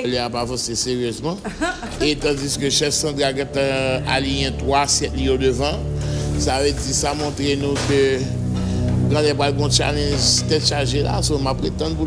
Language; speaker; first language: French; non-native, local second language; Haitian Creole